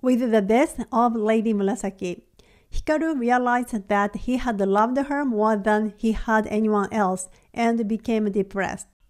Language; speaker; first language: English; non-native, fluent; Japanese